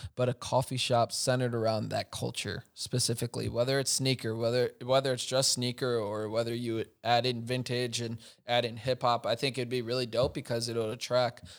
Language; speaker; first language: English; native; English